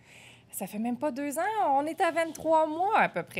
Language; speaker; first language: French; native; French